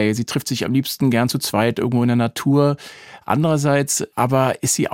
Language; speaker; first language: German; native; German